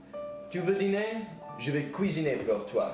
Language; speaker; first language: French; non-native, learner; English